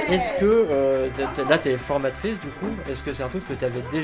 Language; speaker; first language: French; native; French